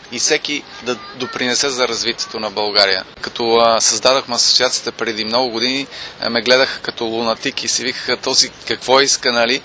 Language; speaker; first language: Bulgarian; non-native, fluent; German